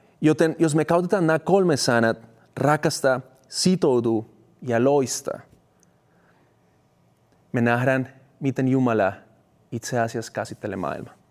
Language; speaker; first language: Finnish; non-native, fluent; Spanish